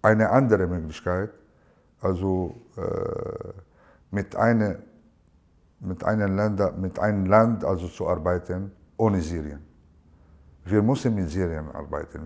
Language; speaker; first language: German; non-native, learner; Arabic